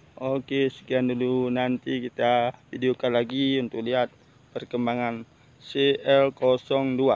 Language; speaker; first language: Indonesian; non-native, local second language; Achinese